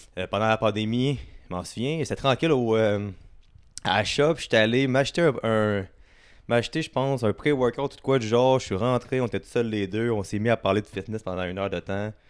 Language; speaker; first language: French; native; French